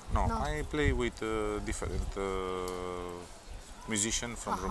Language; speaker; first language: English; non-native, learner; Romanian